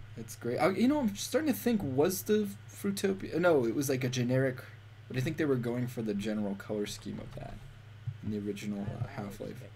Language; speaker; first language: English; native; English